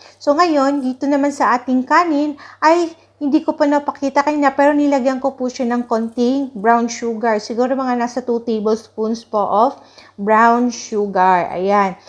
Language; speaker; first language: Filipino; non-native, local second language; Cebuano